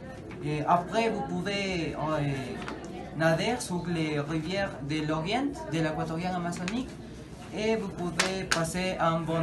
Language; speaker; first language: French; non-native, learner; Spanish